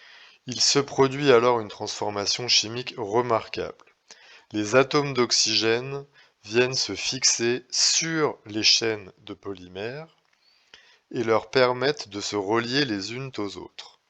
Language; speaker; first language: French; native; French